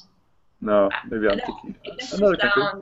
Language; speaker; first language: English; native; English